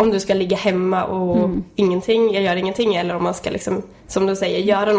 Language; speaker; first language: Swedish; native; Swedish